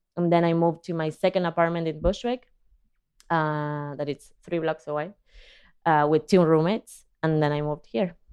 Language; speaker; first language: English; non-native, fluent; Spanish